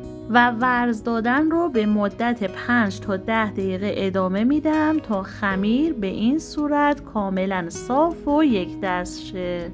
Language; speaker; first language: Persian; native; Persian